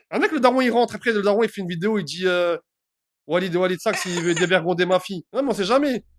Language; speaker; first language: French; early bilingual, other home language; Arabic